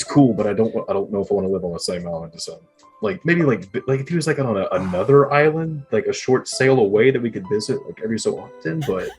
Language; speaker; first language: English; native; English